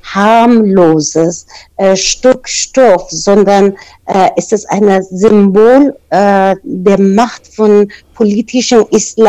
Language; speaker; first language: German; non-native, fluent; Persian